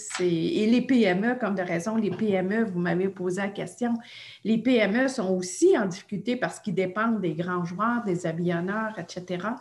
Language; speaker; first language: French; native; French